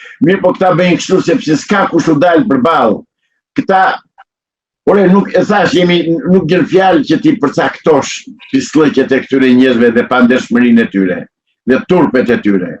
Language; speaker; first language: Albanian; native; Albanian